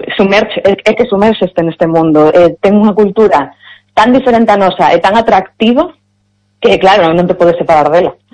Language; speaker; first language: Galician; non-native, local second language; Spanish